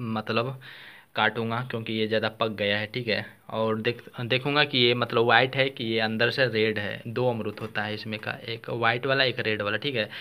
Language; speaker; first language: Hindi; native; Hindi